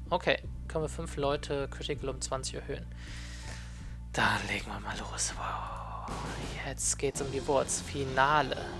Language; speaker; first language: German; native; German